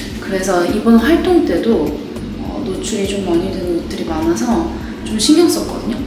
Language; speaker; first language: Korean; native; Korean